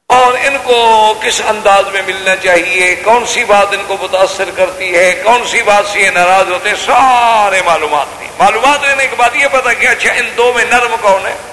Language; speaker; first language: Urdu; native; Urdu